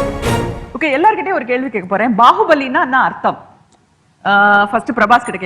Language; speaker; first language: Tamil; native; Tamil